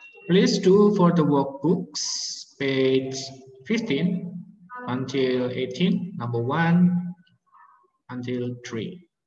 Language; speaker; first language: English; non-native, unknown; Indonesian